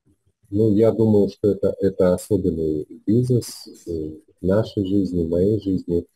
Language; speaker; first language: Russian; native; Russian